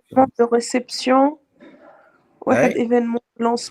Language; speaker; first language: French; non-native, local second language; Arabic